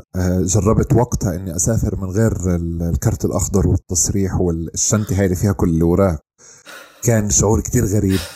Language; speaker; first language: Arabic; native; Arabic